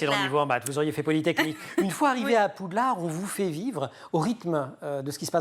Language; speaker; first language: French; native; French